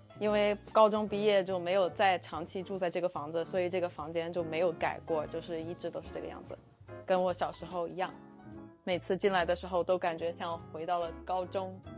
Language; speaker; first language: Chinese; non-native, fluent; English